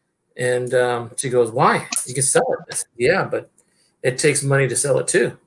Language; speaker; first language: English; native; English